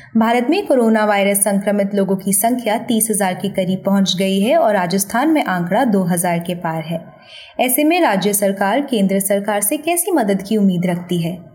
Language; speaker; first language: Hindi; native; Hindi